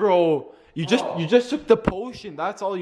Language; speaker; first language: English; native; English